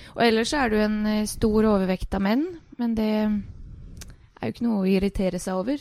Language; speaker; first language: Norwegian; early bilingual, other home language; Bosnian